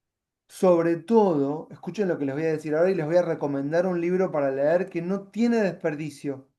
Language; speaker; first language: Spanish; native; Spanish